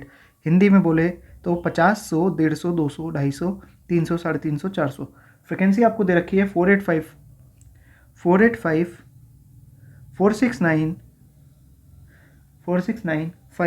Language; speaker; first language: Hindi; native; Hindi